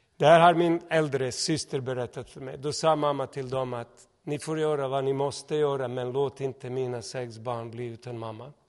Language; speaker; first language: Swedish; non-native, fluent; Serbian